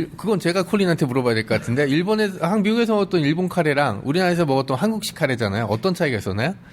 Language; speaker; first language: Korean; native; Korean